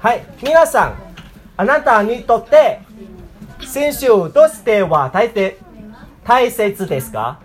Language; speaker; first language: Japanese; non-native, learner; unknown